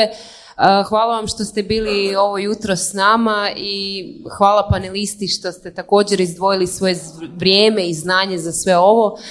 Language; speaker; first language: Croatian; native; Croatian